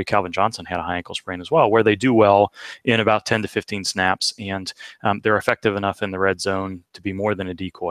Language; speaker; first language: English; native; English